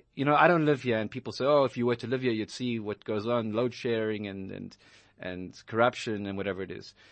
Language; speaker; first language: English; native; English